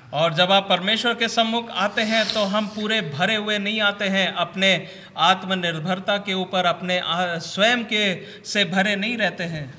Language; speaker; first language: Hindi; non-native, local second language; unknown